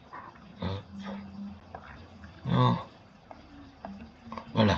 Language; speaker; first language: French; native; French